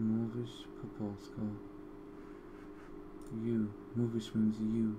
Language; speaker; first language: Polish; non-native, learner; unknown